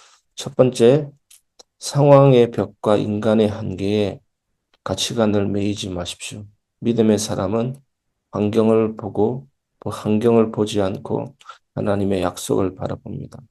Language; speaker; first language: Korean; native; Korean